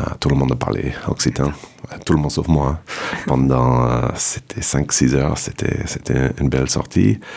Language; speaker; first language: French; non-native, fluent; English